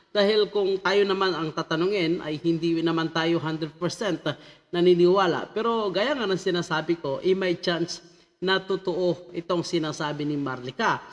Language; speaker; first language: Filipino; native; Filipino